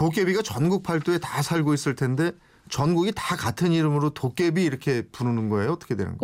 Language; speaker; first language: Korean; native; Korean